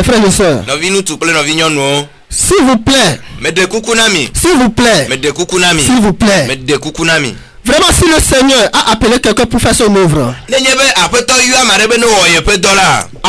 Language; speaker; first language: French; early bilingual, other home language; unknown